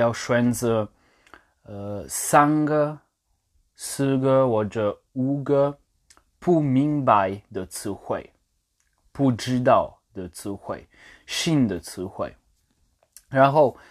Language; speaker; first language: Chinese; non-native, learner; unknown